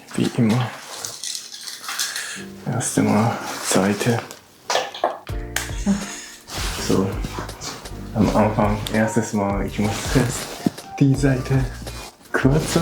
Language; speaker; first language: German; non-native, learner; Japanese